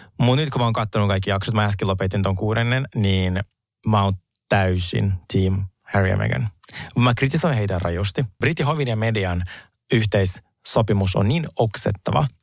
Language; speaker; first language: Finnish; early bilingual, other home language; Russian